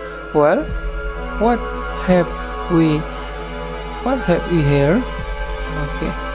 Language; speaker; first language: English; non-native, learner; Indonesian